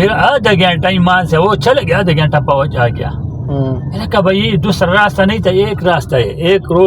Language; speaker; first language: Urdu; non-native, local second language; Pashto